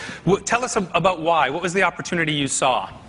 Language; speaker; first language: English; native; English